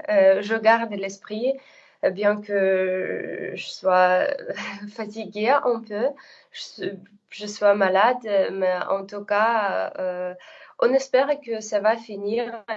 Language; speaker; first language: French; non-native, fluent; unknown